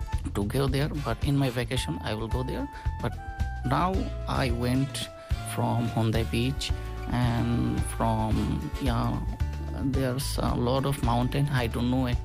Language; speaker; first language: English; non-native, local second language; Bangla